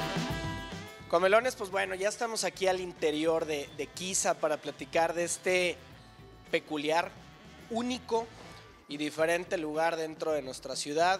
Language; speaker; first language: Spanish; native; Spanish